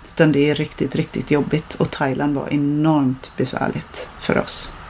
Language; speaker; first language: Swedish; native; Swedish